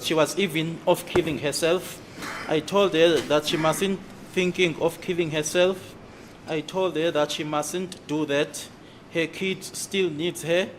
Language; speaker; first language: English; non-native, local second language; Zulu